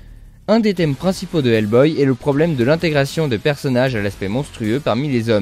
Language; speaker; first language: French; native; French